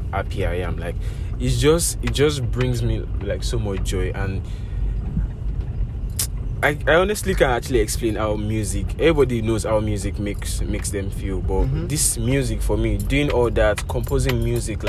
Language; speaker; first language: English; non-native, local second language; Yoruba